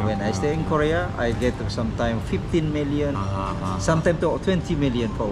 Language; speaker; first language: English; non-native, learner; Indonesian